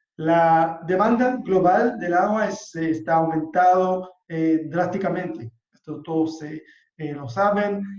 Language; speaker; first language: Spanish; non-native, fluent; Hebrew